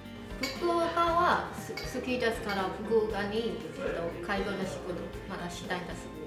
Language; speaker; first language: Japanese; non-native, fluent; Burmese